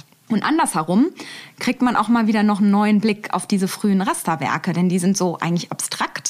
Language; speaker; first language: German; native; German